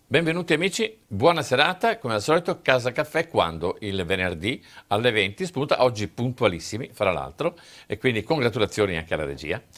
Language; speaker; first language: Italian; native; Italian